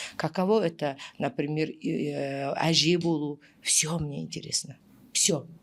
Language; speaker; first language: Russian; non-native, local second language; Kazakh